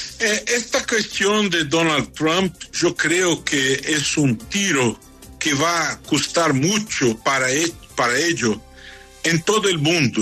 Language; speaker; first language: Spanish; non-native, fluent; Portuguese